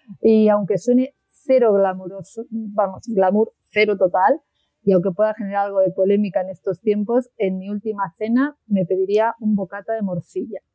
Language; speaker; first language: Spanish; native; Spanish